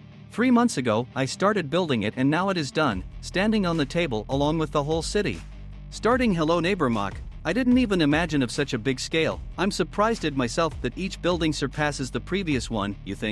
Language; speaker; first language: English; non-native, fluent; Russian